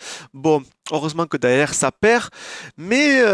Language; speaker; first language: French; native; French